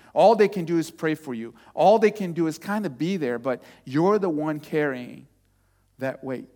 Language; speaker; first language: English; non-native, fluent; Portuguese